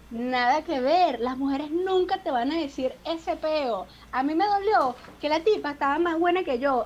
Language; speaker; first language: Spanish; native; Spanish